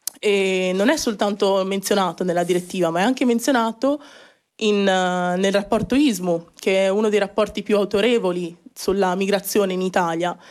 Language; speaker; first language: Italian; early bilingual, other home language; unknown